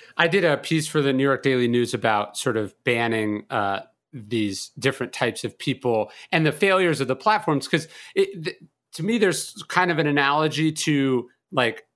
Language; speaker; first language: English; native; English